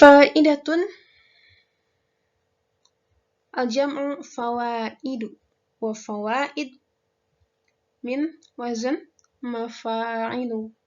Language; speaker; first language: Arabic; non-native, fluent; Indonesian